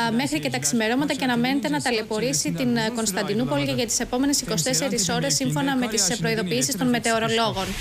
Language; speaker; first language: Greek; native; Greek